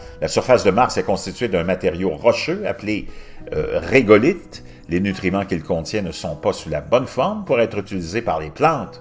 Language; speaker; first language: French; native; French